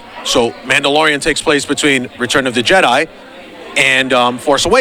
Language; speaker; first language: English; native; English